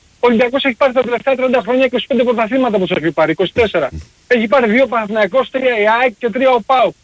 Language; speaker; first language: Greek; early bilingual, heritage; Greek